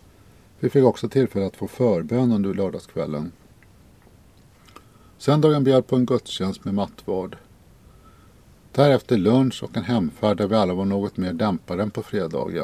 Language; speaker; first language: Swedish; native; Swedish